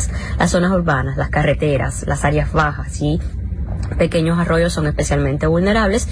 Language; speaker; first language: Spanish; native; Spanish